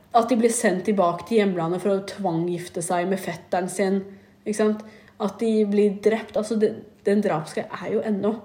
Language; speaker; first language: Norwegian; early bilingual, other home language; Kurdish